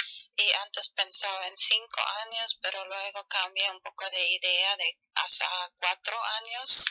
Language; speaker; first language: Spanish; non-native, fluent; German